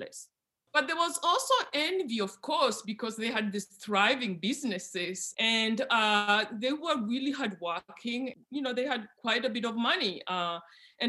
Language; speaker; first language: English; non-native, local second language; Luyia